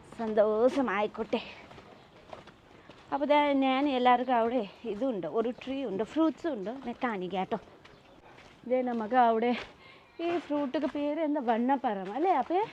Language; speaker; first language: Malayalam; non-native, learner; Nepali